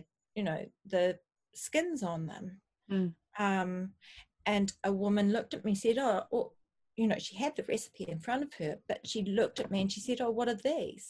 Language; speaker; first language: English; native; English